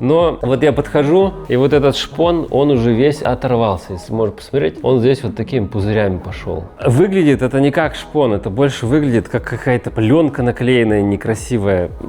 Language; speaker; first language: Russian; native; Russian